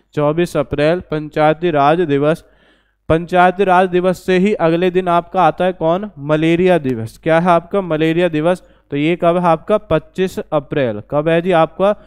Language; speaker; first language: Hindi; native; Hindi